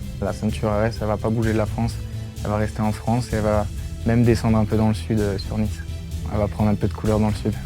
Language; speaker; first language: French; native; French